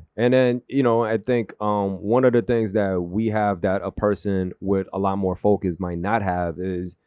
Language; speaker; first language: English; early bilingual, other home language; Korean